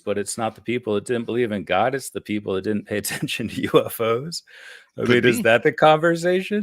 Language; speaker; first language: English; native; English